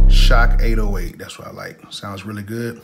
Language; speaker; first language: English; native; English